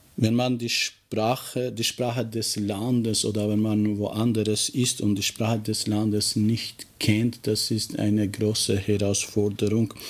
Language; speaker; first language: German; non-native, fluent; Albanian